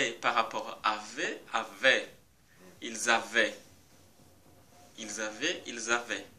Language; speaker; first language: French; non-native, fluent; Portuguese